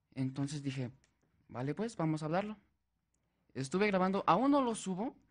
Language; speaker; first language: Spanish; native; Spanish